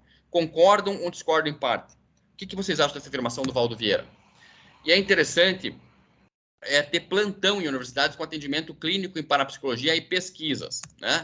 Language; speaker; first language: Portuguese; native; Portuguese